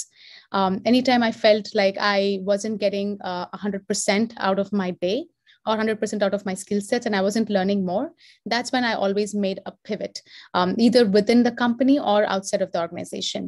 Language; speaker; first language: English; non-native, local second language; Telugu